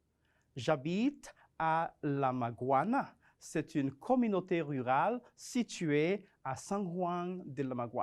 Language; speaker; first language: French; non-native, fluent; Spanish